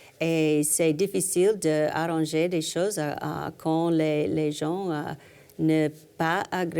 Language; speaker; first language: French; non-native, learner; English